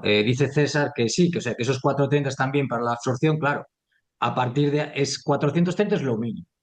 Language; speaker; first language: Spanish; native; Spanish